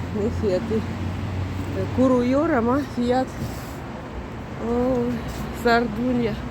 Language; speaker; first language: Turkish; non-native, learner; Russian